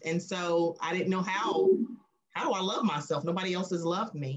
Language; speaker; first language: English; native; English